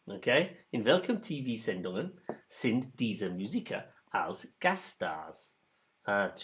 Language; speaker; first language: German; non-native, learner; English